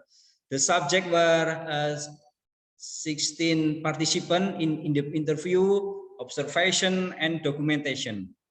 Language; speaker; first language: English; non-native, learner; Indonesian